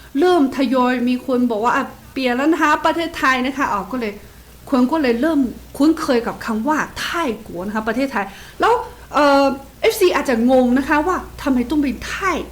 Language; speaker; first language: Thai; non-native, fluent; Chinese